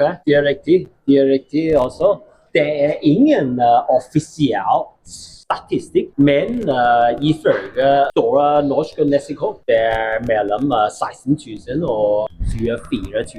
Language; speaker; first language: Norwegian; non-native, learner; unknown